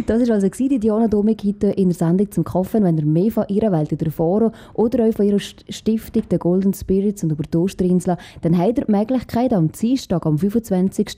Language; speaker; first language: German; native; German